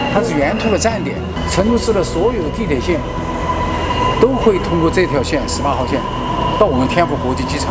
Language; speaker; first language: Chinese; native; Chinese